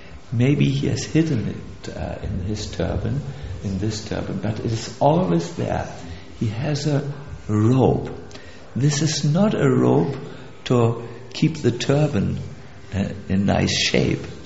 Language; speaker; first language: English; non-native, fluent; German